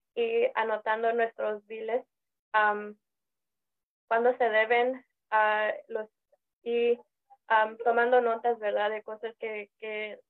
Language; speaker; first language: Spanish; early bilingual, heritage; Spanish